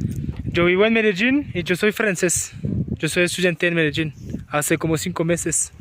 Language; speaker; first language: Spanish; non-native, learner; French